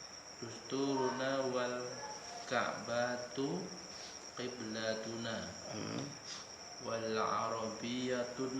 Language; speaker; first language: Arabic; non-native, learner; Indonesian